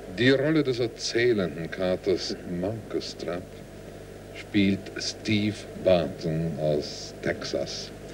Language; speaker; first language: German; native; German